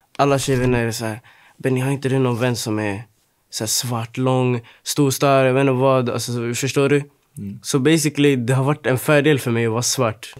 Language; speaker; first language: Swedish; early bilingual, other home language; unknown